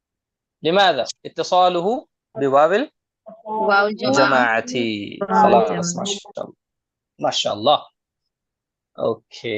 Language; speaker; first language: Arabic; non-native, fluent; Urdu